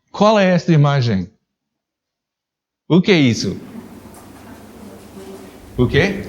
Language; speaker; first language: Portuguese; non-native, learner; English